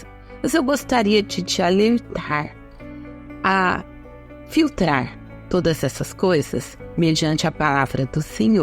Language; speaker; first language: Portuguese; native; Portuguese